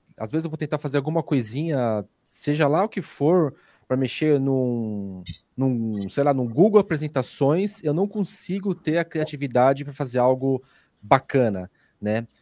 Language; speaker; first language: Portuguese; native; Portuguese